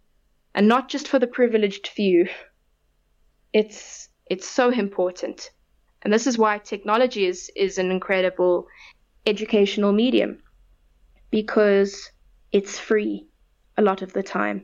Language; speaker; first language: English; native; English